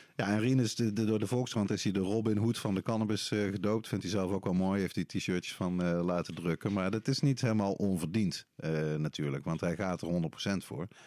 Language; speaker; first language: Dutch; native; Dutch